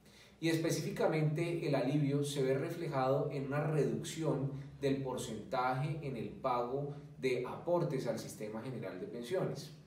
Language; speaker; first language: Spanish; native; Spanish